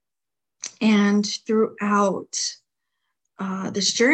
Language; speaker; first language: English; native; English